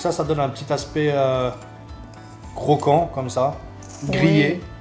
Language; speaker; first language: French; native; French